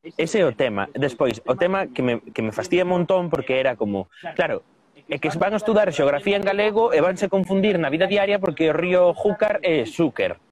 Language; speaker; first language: Galician; non-native, local second language; Spanish